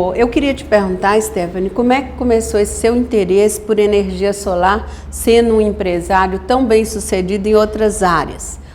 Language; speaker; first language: Portuguese; native; Portuguese